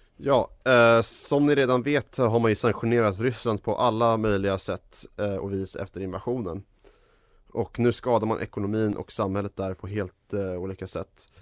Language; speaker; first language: Swedish; native; Swedish